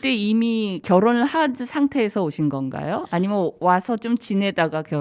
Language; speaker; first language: Korean; native; Korean